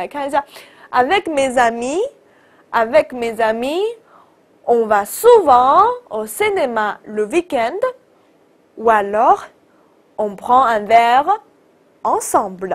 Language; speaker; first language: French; non-native, fluent; Chinese